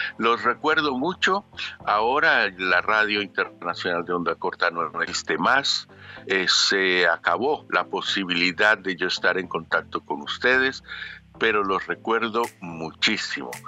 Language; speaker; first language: Spanish; native; Spanish